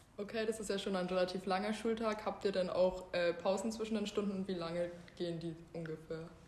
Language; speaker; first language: German; native; German